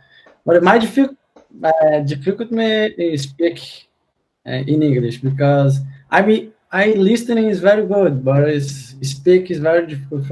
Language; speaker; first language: English; non-native, learner; Portuguese